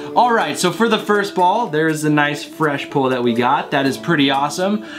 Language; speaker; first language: English; native; English